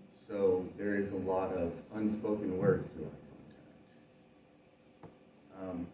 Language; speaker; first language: English; native; English